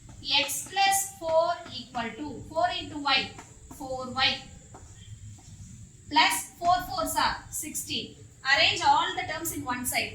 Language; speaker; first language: English; non-native, local second language; Tamil